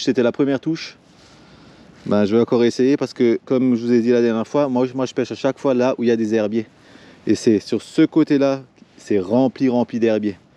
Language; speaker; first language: French; native; French